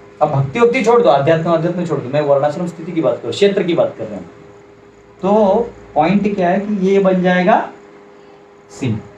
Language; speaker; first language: Hindi; non-native, local second language; Marathi